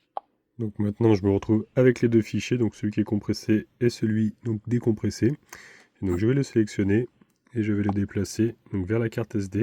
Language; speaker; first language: French; native; French